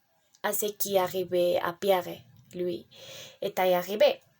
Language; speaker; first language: French; non-native, learner; Spanish